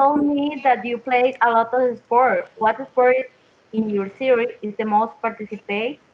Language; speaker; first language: English; non-native, learner; Spanish